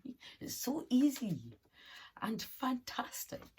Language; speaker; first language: English; native; English